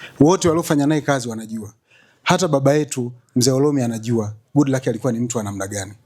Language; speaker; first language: Swahili; native; Swahili